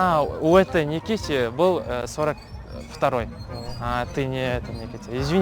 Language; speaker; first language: Russian; non-native, local second language; Kazakh